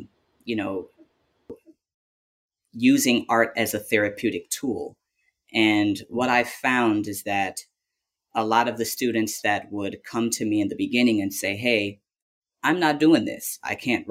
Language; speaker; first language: English; native; English